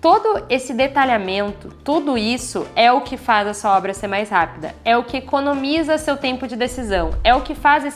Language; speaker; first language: Portuguese; native; Portuguese